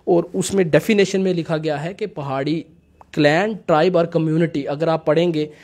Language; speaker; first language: Hindi; native; Hindi